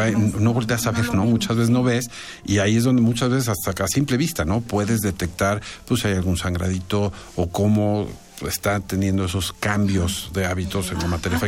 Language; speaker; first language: Spanish; native; Spanish